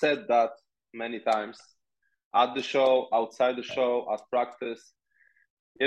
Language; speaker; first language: English; non-native, fluent; Polish